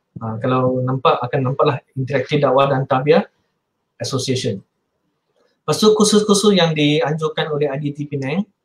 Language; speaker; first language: Malay; non-native, local second language; Chinese